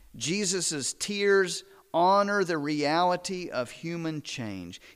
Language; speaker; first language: English; native; English